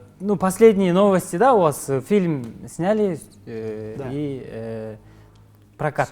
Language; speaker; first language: Russian; non-native, local second language; Kyrgyz